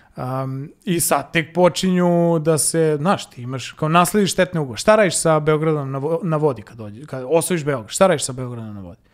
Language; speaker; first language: Serbian; native; Serbian